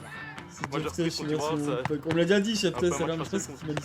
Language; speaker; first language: French; native; French